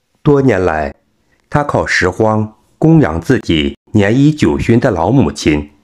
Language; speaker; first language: Chinese; native; Chinese